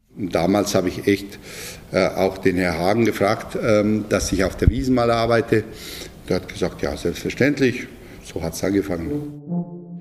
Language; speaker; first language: German; non-native, fluent; Bosnian